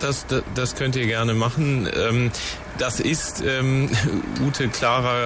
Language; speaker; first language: German; native; German